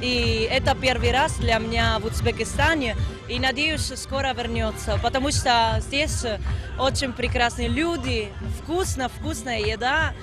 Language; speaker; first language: Russian; non-native, learner; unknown